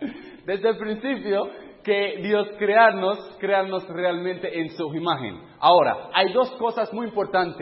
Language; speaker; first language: Spanish; non-native, fluent; English